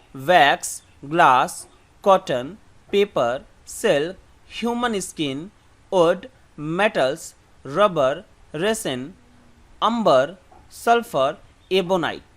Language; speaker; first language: English; non-native, local second language; Hindi